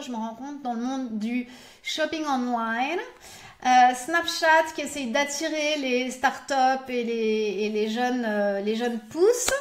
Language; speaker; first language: French; native; French